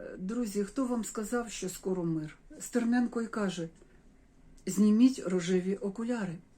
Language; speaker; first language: Ukrainian; non-native, local second language; Russian